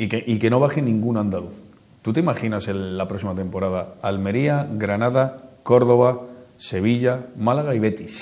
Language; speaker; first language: Spanish; native; Spanish